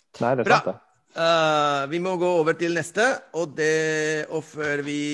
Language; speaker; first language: Norwegian; non-native, fluent; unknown